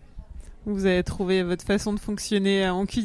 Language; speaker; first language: French; native; French